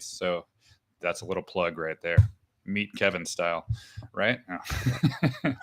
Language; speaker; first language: English; native; English